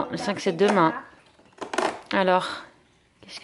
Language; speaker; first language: French; native; French